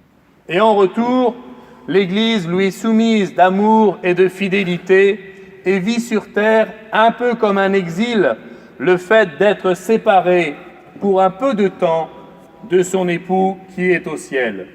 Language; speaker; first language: French; native; French